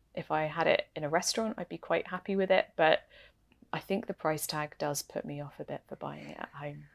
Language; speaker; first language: English; native; English